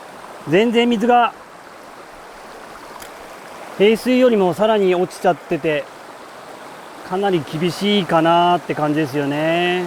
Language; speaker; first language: Japanese; native; Japanese